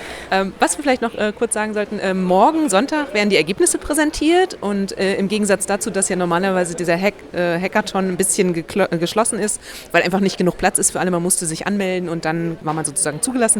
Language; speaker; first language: German; native; German